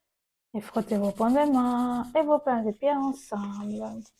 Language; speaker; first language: French; native; French